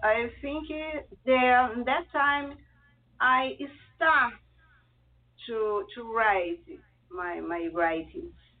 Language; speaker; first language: English; non-native, learner; Portuguese